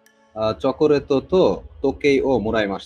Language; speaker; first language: Japanese; non-native, learner; Bangla